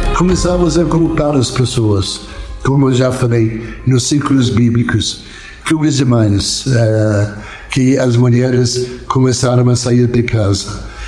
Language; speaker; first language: Portuguese; non-native, fluent; English